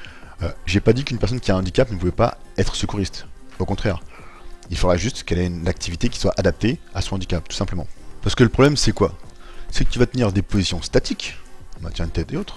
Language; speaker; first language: French; native; French